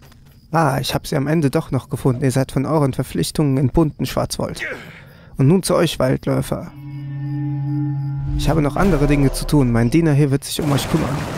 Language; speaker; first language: German; native; German